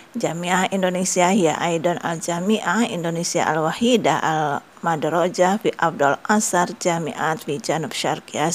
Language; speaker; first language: Arabic; non-native, fluent; Indonesian